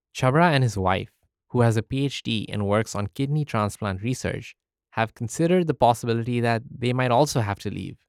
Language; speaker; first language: English; early bilingual, other home language; Arabic